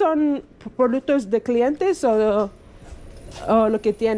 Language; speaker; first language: Spanish; non-native, learner; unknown